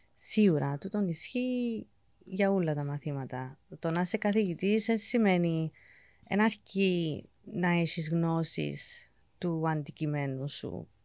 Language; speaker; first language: Greek; early bilingual, heritage; English